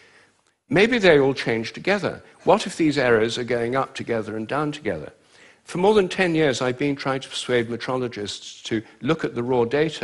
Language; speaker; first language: English; native; English